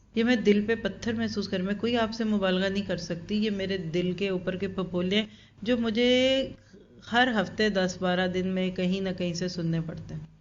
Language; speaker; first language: Urdu; native; Urdu